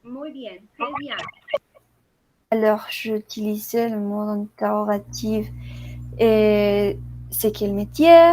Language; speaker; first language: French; non-native, learner; Spanish